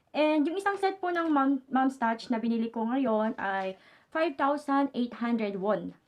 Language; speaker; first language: Filipino; native; Filipino